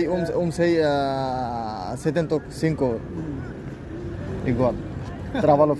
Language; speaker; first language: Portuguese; non-native, learner; Bangla